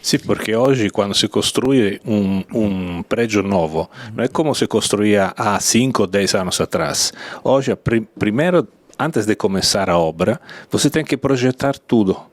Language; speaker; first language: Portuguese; non-native, fluent; Italian